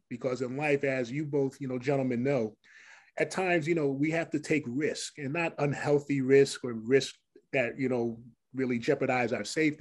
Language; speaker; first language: English; native; English